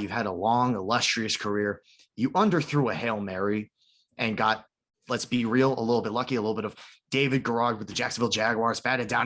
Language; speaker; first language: English; native; English